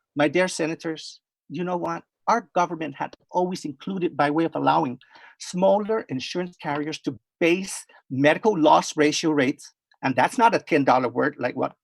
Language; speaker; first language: English; non-native, fluent; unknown